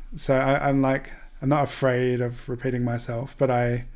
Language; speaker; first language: English; native; English